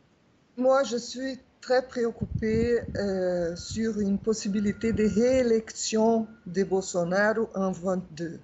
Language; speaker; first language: French; non-native, fluent; Portuguese